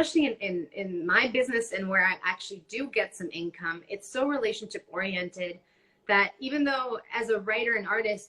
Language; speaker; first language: English; non-native, fluent; Spanish